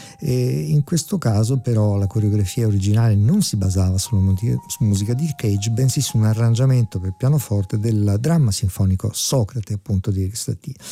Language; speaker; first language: Italian; native; Italian